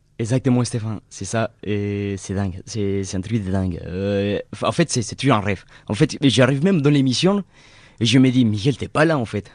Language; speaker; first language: French; non-native, fluent; Spanish